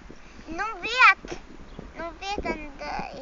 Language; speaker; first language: Swedish; early bilingual, other home language; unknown